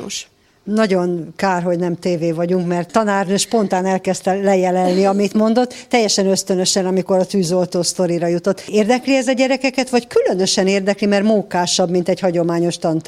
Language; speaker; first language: Hungarian; native; Hungarian